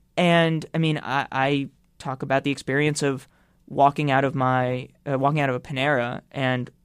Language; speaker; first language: English; native; English